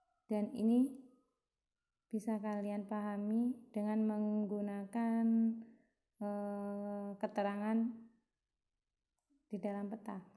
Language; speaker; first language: Indonesian; native; Indonesian